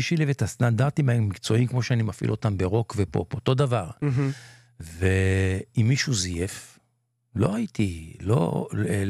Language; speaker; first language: Hebrew; non-native, local second language; Ladino